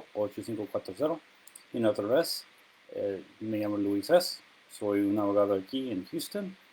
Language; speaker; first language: Spanish; non-native, fluent; English